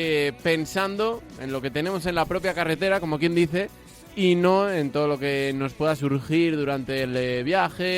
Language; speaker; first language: Spanish; native; Spanish